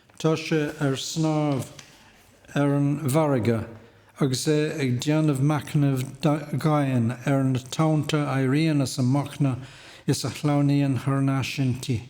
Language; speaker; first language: Irish; native; Irish